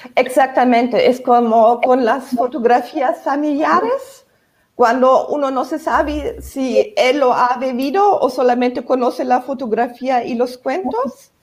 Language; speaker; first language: Spanish; non-native, fluent; German